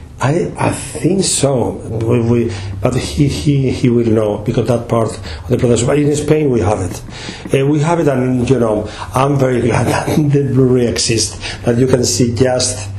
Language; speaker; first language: English; non-native, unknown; Spanish